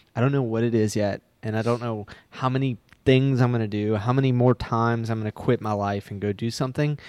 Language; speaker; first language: English; native; English